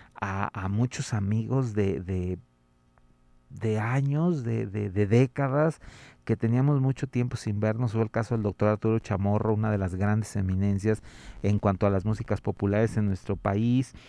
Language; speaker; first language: Spanish; native; Spanish